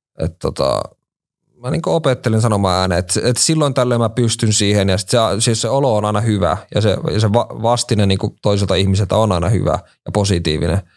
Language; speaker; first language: Finnish; native; Finnish